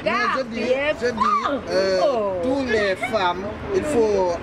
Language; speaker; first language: French; non-native, learner; Wolof